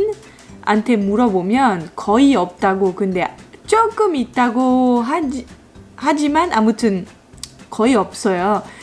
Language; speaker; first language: Korean; non-native, fluent; French